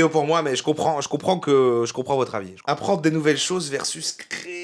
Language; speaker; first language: French; native; French